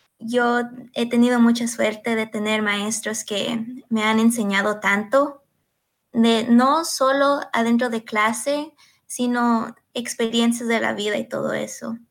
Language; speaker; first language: Spanish; early bilingual, heritage; Spanish